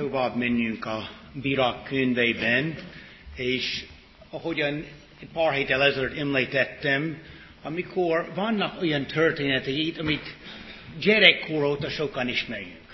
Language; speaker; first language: Hungarian; early bilingual, heritage; English